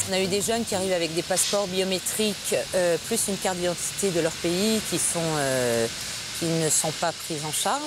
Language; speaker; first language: French; native; French